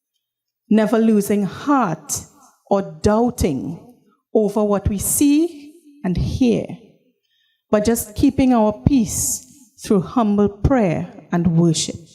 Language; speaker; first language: English; native; English